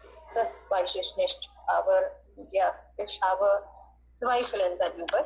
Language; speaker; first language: German; non-native, learner; Hindi